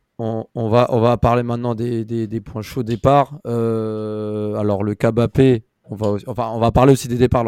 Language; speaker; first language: French; native; French